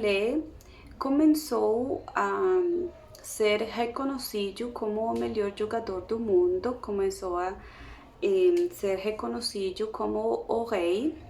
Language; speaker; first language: Portuguese; non-native, learner; Spanish